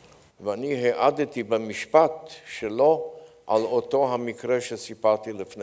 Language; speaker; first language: Hebrew; non-native, fluent; Polish